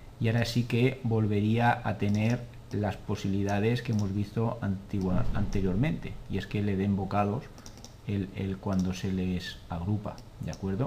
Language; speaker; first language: Spanish; native; Spanish